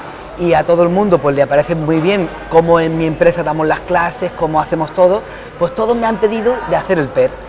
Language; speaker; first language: Spanish; native; Spanish